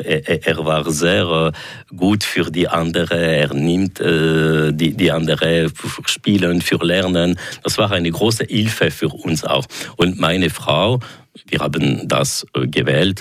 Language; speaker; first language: German; non-native, local second language; French